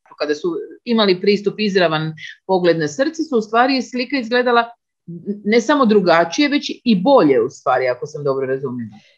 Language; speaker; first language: Croatian; native; Croatian